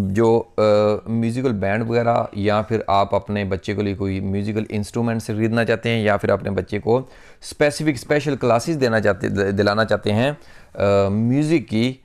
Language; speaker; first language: Urdu; non-native, local second language; Punjabi